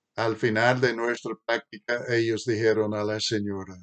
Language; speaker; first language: Spanish; non-native, fluent; English